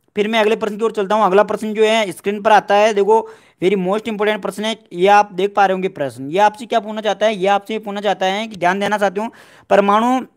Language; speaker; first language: Hindi; native; Hindi